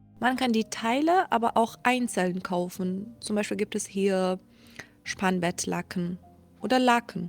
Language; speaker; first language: German; non-native, fluent; Persian